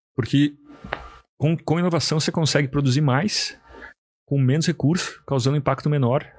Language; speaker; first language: Portuguese; native; Portuguese